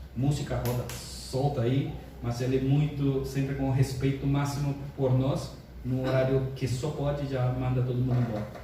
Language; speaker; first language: Portuguese; non-native, fluent; Spanish